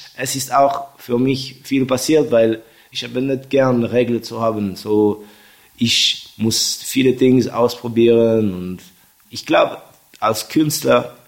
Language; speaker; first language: German; non-native, fluent; Estonian